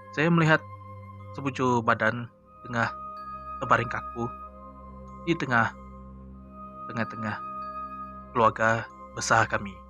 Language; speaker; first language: Malay; non-native, local second language; Iban